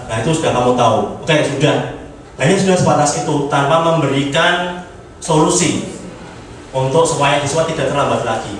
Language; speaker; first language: Indonesian; native; Indonesian